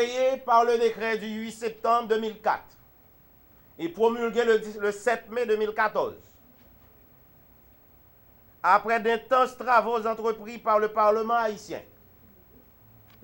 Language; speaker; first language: French; non-native, local second language; Haitian Creole